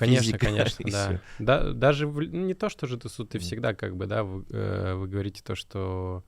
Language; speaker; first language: Russian; native; Russian